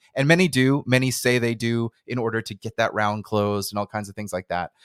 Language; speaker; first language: English; native; English